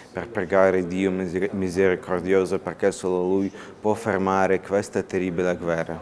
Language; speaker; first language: Italian; non-native, learner; Ukrainian